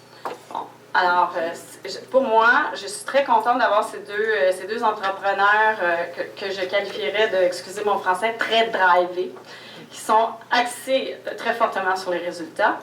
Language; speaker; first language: French; native; French